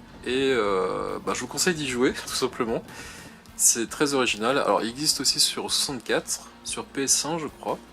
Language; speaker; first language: French; native; French